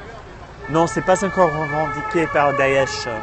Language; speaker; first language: French; non-native, fluent; English